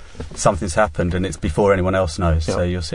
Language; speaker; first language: English; native; English